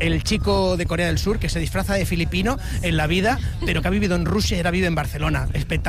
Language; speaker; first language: Spanish; native; Spanish